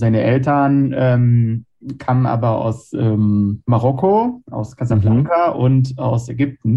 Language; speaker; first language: German; non-native, fluent; Hebrew